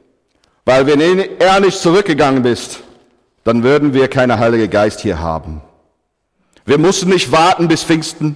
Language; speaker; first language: German; non-native, fluent; English